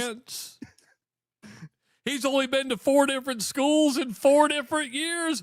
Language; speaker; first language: English; native; English